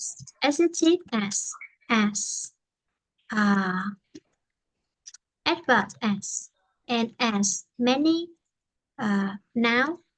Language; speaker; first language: English; non-native, fluent; Vietnamese